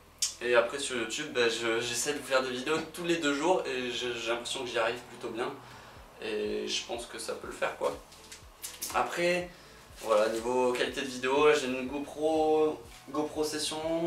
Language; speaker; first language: French; native; French